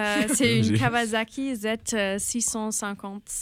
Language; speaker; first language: French; non-native, fluent; German